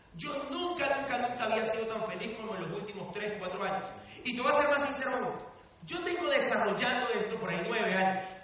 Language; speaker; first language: Spanish; native; Spanish